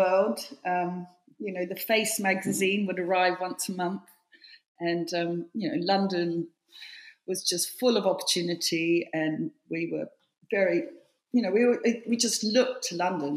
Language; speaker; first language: English; native; English